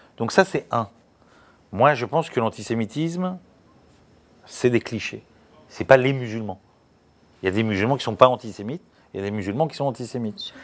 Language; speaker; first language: French; native; French